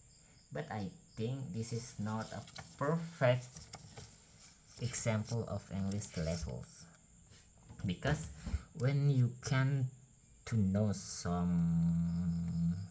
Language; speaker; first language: English; non-native, learner; Indonesian